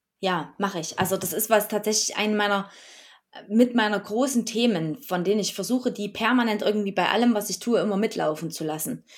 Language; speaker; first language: German; native; German